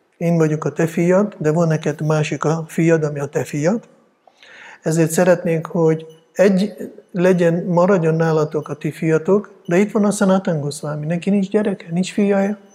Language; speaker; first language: Hungarian; non-native, fluent; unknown